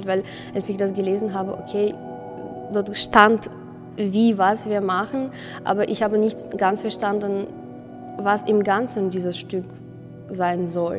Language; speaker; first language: German; non-native, fluent; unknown